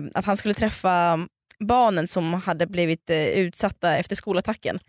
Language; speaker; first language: Swedish; early bilingual, other home language; Russian